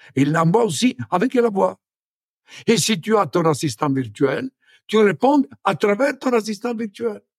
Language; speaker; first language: French; non-native, fluent; Italian